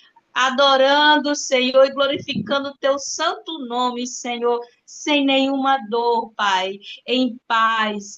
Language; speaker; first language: Portuguese; native; Portuguese